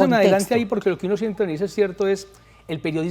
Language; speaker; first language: Spanish; native; Spanish